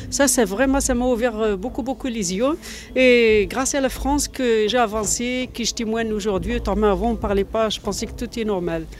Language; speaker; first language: French; non-native, local second language; Berber languages